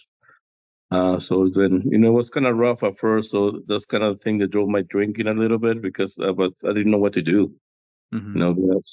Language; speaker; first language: English; non-native, fluent; Spanish